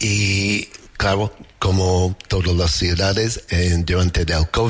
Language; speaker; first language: Spanish; non-native, fluent; English